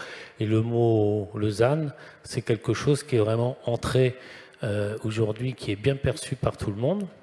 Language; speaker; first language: French; native; French